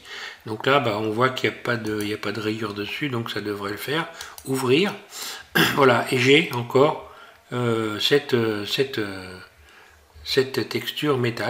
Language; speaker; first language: French; native; French